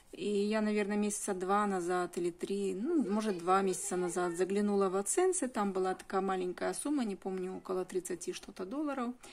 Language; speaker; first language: Russian; native; Russian